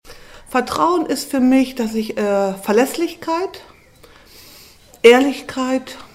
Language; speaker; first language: German; native; German